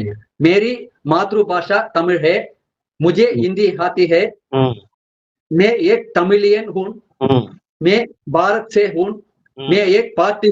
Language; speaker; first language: Hindi; non-native, learner; Tamil